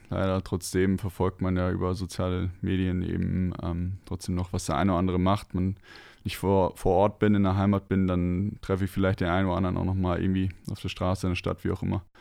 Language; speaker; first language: German; native; German